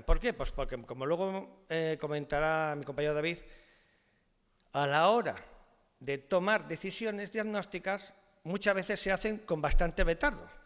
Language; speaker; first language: Spanish; native; Spanish